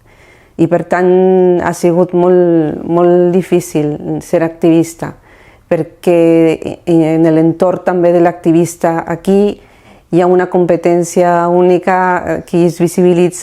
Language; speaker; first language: Catalan; non-native, fluent; Spanish